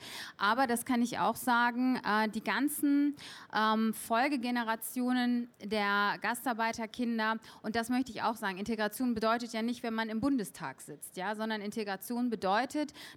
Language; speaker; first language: German; early bilingual, other home language; Turkish